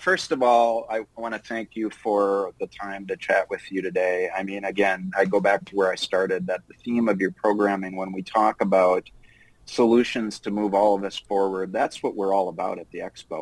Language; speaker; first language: English; native; English